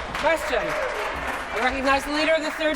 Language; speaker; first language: English; native; English